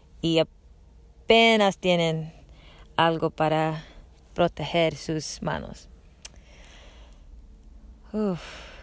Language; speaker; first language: Spanish; non-native, learner; English